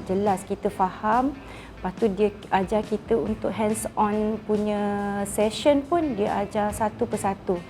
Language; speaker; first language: Malay; native; Malay